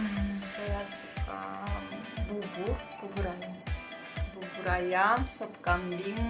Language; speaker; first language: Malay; non-native, learner; Russian